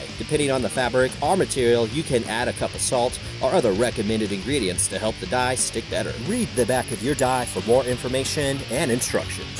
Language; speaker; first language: English; native; English